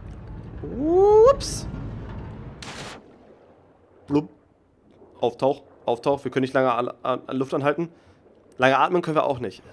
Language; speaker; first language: German; native; German